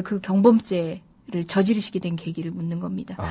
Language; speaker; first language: Korean; native; Korean